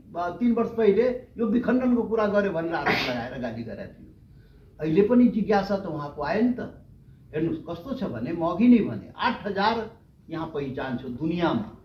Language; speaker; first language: Nepali; non-native, local second language; Maithili